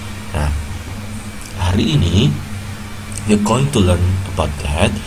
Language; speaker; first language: English; non-native, fluent; Indonesian